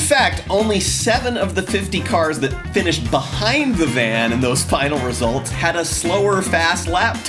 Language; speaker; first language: English; native; English